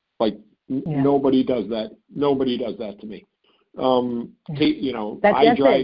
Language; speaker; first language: English; native; English